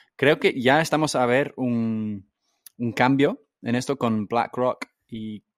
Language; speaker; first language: Spanish; non-native, fluent; English